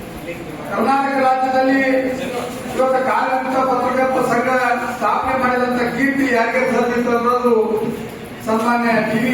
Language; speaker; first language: Kannada; native; Kannada